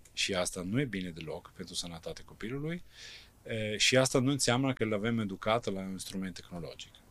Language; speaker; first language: Romanian; non-native, fluent; Italian